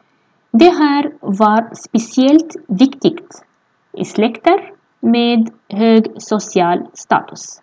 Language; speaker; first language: Swedish; non-native, fluent; Arabic